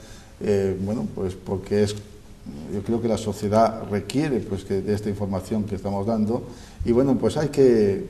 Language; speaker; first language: Spanish; native; Spanish